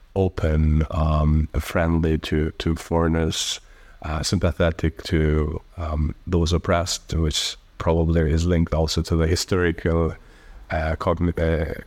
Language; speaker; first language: English; early bilingual, other home language; Albanian